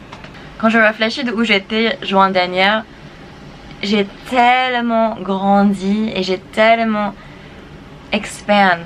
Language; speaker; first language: French; non-native, fluent; English